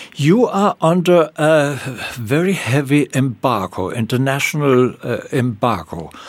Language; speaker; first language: English; non-native, fluent; Danish